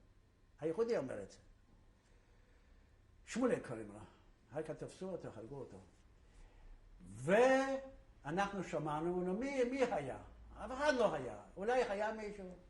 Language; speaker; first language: Hebrew; non-native, fluent; Polish